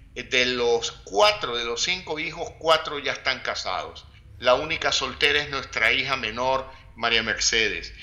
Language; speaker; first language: Spanish; native; Spanish